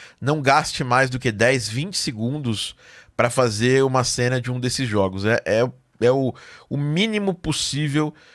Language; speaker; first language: Portuguese; native; Portuguese